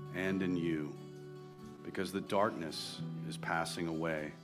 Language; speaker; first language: English; native; English